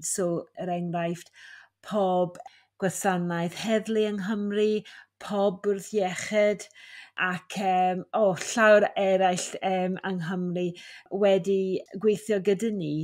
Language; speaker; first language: Welsh; non-native, fluent; English